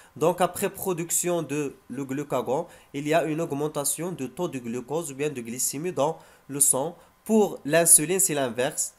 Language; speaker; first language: French; non-native, local second language; Arabic